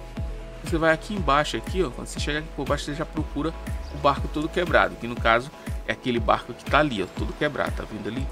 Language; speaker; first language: Portuguese; native; Portuguese